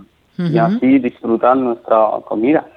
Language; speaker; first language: Spanish; non-native, learner; Nepali